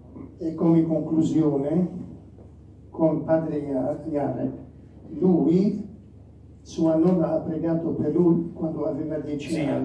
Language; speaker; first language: Italian; non-native, fluent; Arabic